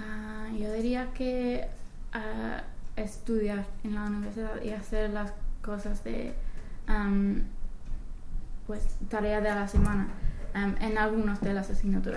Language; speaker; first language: Spanish; non-native, fluent; English